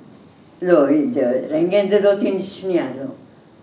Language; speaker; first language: Hebrew; non-native, learner; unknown